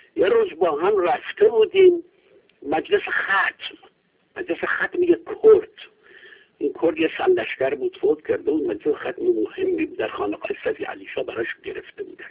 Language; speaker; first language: Persian; non-native, local second language; Kurdish